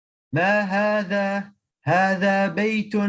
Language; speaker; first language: Arabic; non-native, learner; English